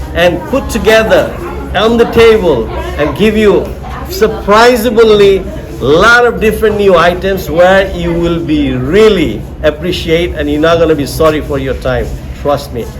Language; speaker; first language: English; non-native, local second language; Bangla